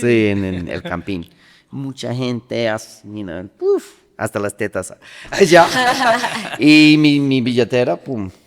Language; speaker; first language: Spanish; non-native, learner; English